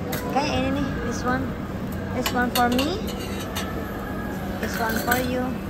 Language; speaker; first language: English; non-native, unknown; Indonesian